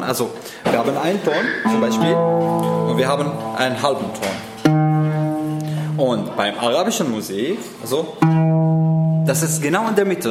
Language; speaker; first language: German; non-native, fluent; Arabic